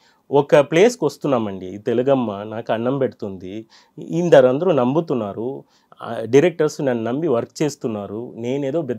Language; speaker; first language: Telugu; non-native, local second language; Tamil